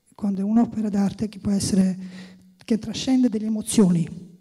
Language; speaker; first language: Italian; non-native, fluent; Albanian